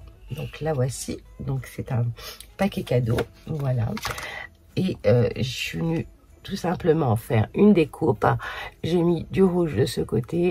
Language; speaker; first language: French; native; French